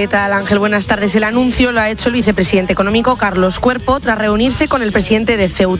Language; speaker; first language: Spanish; native; Spanish